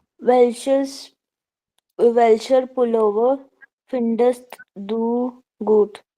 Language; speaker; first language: German; non-native, learner; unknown